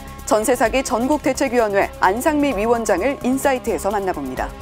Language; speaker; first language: Korean; native; Korean